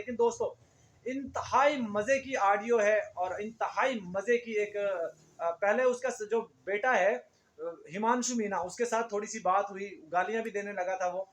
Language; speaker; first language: Urdu; non-native, local second language; Punjabi